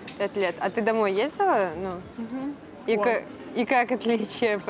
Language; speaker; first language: Russian; native; Russian